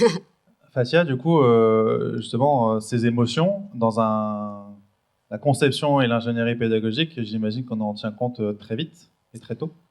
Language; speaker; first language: French; native; French